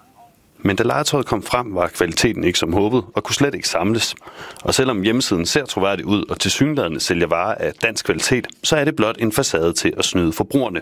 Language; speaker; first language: Danish; native; Danish